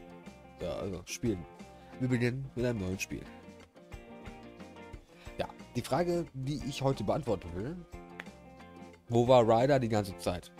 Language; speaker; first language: German; native; German